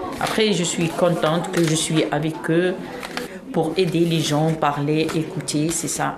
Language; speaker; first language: French; non-native, fluent; Arabic